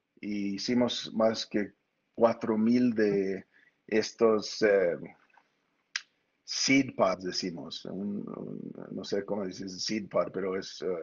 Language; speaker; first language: Spanish; early bilingual, heritage; Spanish